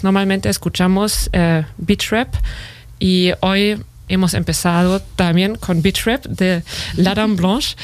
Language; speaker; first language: Spanish; non-native, fluent; German